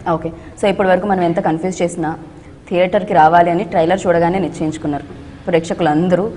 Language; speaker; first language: Telugu; native; Telugu